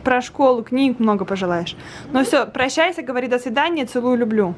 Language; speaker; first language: Russian; native; Russian